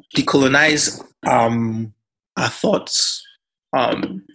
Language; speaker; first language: English; non-native, local second language; Yoruba